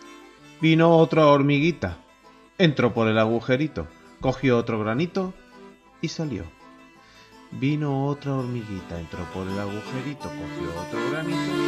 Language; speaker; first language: Spanish; native; Spanish